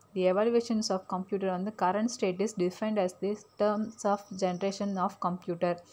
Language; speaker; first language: English; non-native, local second language; Tamil